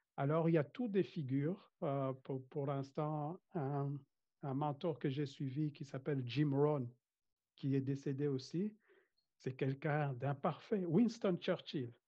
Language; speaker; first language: French; non-native, fluent; Kinyarwanda